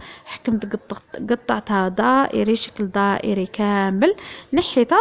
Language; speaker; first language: Arabic; native; Arabic